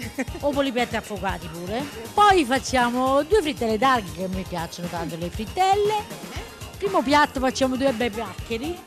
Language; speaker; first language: Italian; native; Italian